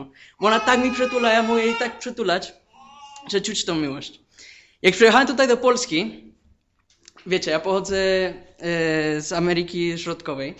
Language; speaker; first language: Polish; non-native, fluent; Spanish